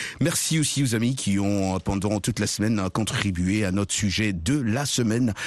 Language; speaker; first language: French; non-native, local second language; Luba-Lulua